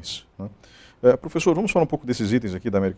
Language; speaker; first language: Portuguese; native; Portuguese